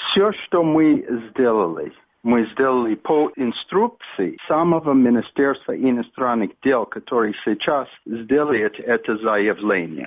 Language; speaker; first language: Russian; non-native, fluent; English